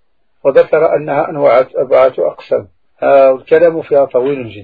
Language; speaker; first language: Arabic; native; Arabic